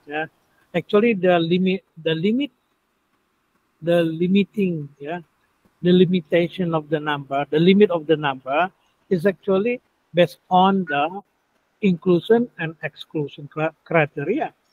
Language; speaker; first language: English; non-native, fluent; Indonesian